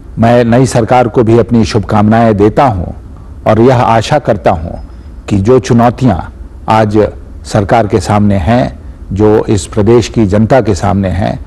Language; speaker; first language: Hindi; native; Hindi